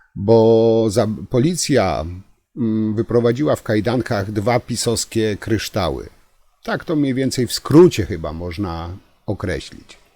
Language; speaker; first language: Polish; native; Polish